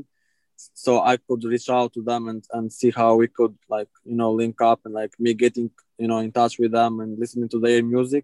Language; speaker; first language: English; non-native, fluent; Albanian